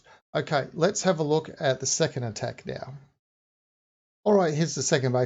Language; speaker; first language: English; native; English